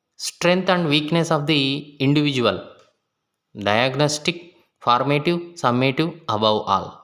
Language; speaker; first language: English; non-native, local second language; Telugu